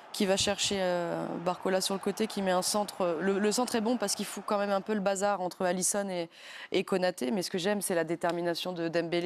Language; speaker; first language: French; native; French